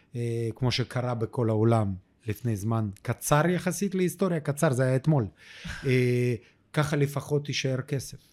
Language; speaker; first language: Hebrew; non-native, fluent; Ukrainian